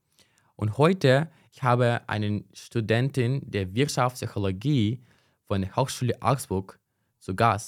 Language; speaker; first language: German; non-native, fluent; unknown